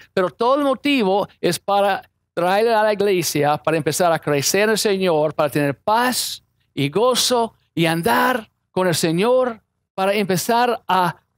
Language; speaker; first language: Spanish; non-native, fluent; English